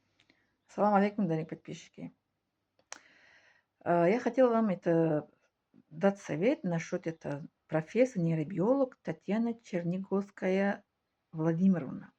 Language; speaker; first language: Russian; non-native, learner; Tajik